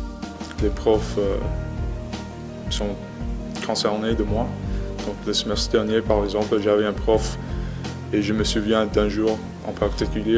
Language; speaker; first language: French; non-native, learner; English